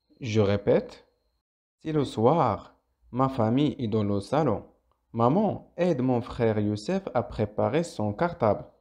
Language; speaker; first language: French; non-native, local second language; Arabic